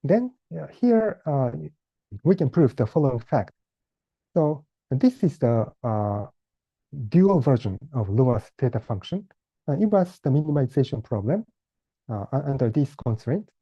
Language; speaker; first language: English; non-native, fluent; Japanese